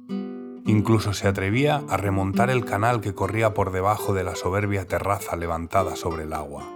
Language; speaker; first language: Spanish; native; Spanish